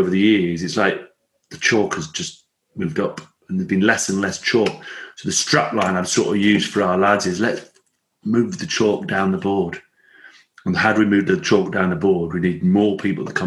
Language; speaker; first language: English; native; English